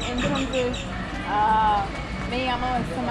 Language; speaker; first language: Spanish; non-native, learner; English